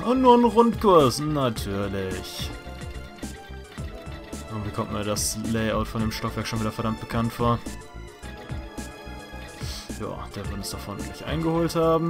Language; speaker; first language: German; native; German